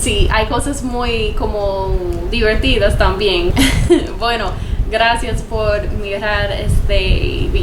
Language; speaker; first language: Spanish; non-native, learner; English